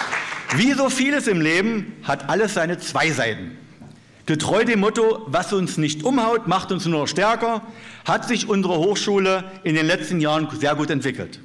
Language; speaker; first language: German; native; German